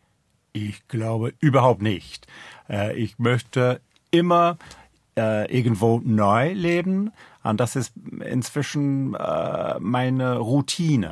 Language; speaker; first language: German; non-native, fluent; English